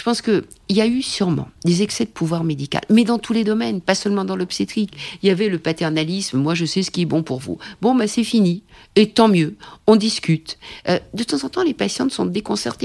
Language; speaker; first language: French; native; French